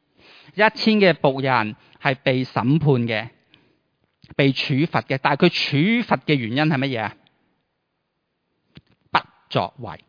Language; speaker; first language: Chinese; native; Chinese